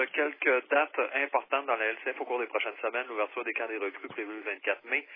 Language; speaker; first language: French; native; French